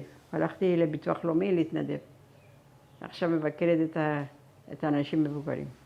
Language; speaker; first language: Hebrew; non-native, fluent; Persian